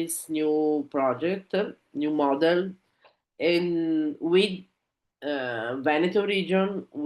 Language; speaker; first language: English; non-native, learner; Italian